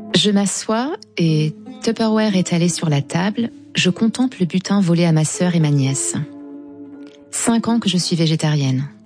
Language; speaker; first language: French; non-native, local second language; Arabic